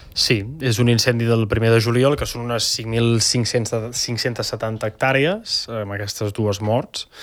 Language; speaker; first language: Catalan; native; Catalan